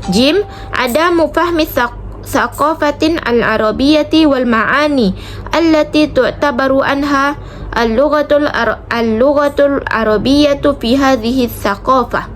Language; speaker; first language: Arabic; non-native, learner; Indonesian